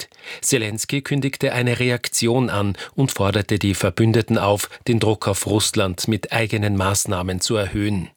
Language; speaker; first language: German; native; German